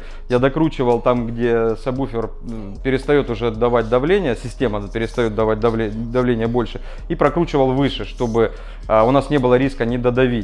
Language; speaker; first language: Russian; native; Russian